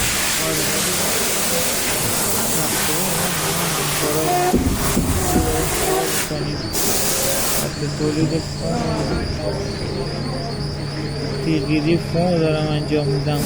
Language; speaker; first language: Persian; native; Persian